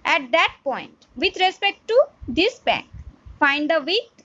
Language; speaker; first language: English; non-native, local second language; Bangla